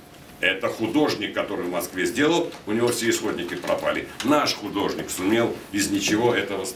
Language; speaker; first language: Russian; native; Russian